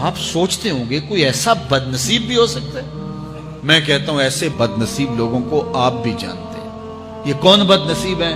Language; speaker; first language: Urdu; native; Urdu